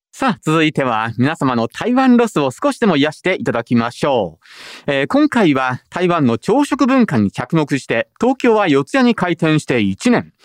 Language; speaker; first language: Japanese; native; Japanese